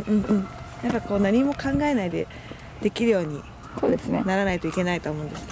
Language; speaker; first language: Japanese; native; Japanese